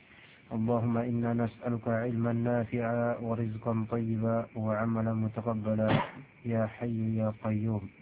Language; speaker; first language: Arabic; non-native, fluent; Indonesian